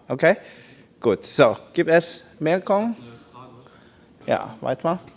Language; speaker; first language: German; non-native, learner; Chinese